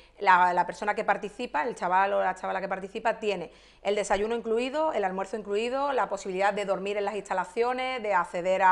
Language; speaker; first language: Spanish; native; Spanish